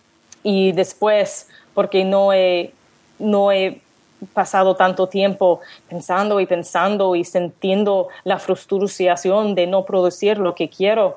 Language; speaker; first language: Spanish; non-native, learner; English